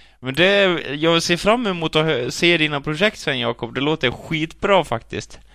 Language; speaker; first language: Swedish; native; Swedish